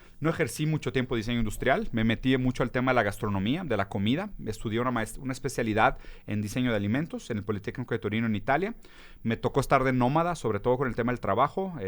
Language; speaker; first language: Spanish; early bilingual, other home language; Portuguese